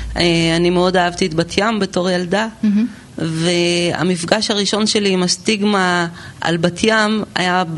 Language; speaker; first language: Hebrew; native; Hebrew